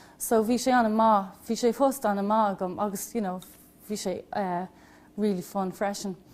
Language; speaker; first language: Irish; non-native, local second language; English